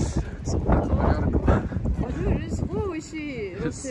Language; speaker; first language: Japanese; non-native, fluent; Russian